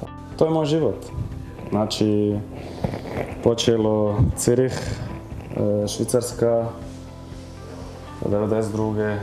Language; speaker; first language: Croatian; early bilingual, heritage; Croatian